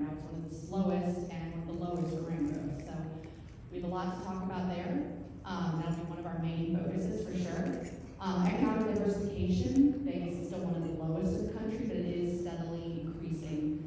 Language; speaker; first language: English; native; English